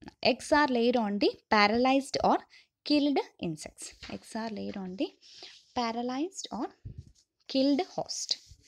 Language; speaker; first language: English; non-native, local second language; Malayalam